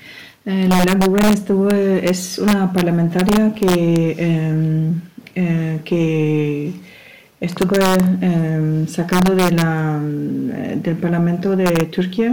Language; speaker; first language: Spanish; non-native, learner; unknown